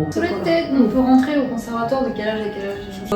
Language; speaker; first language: French; native; French